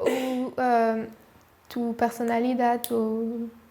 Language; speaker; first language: Spanish; non-native, learner; French